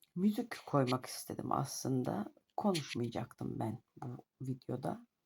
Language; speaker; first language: Turkish; native; Turkish